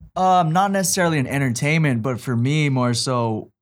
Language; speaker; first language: English; native; English